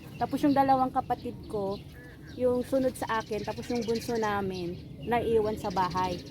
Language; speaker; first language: Filipino; non-native, local second language; Iloko